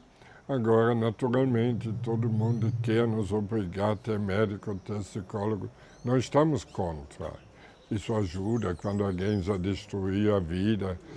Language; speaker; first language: Portuguese; non-native, fluent; German